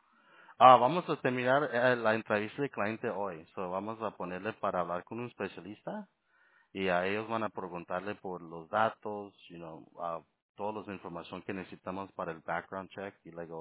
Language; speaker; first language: Spanish; early bilingual, heritage; Spanish